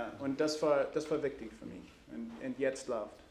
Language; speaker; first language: German; non-native, learner; English